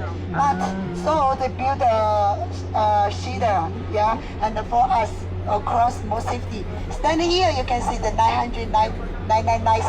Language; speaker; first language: English; non-native, learner; Chinese